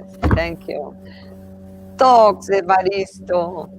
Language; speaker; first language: English; non-native, learner; Portuguese